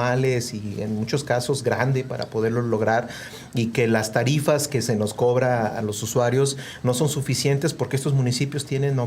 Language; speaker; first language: Spanish; native; Spanish